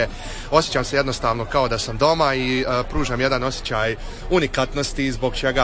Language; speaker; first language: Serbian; early bilingual, heritage; Serbian